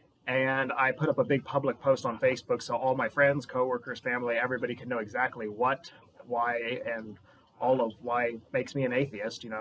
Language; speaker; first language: English; native; English